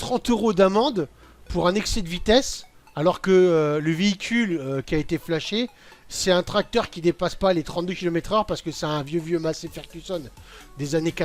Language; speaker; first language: French; native; French